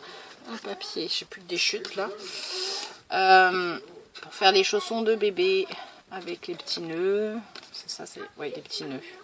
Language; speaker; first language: French; native; French